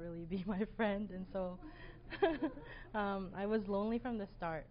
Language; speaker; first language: English; early bilingual, other home language; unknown